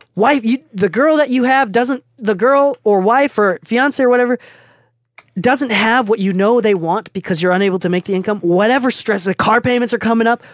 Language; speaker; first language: English; non-native, fluent; Japanese